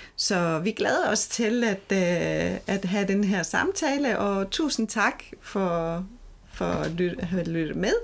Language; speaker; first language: Danish; non-native, fluent; Italian